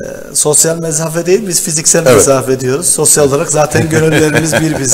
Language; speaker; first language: Turkish; native; Turkish